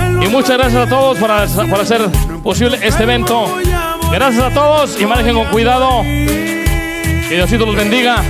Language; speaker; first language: Spanish; native; Spanish